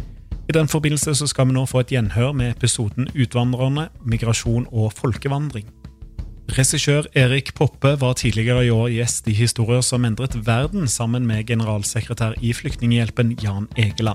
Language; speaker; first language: Norwegian; native; Norwegian